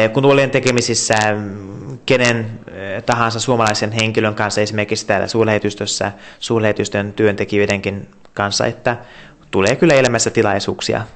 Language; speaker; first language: Finnish; non-native, fluent; Hungarian